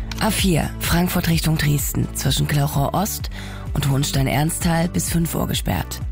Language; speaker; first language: German; native; German